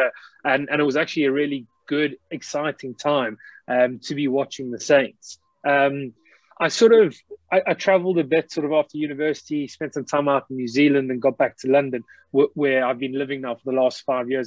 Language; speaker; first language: English; native; English